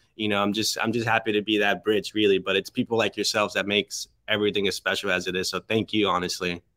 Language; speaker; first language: English; early bilingual, other home language; Spanish